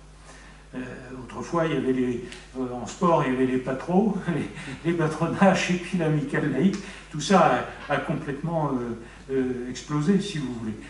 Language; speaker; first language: French; native; French